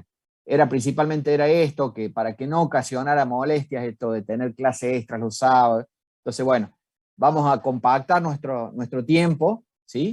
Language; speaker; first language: Spanish; native; Spanish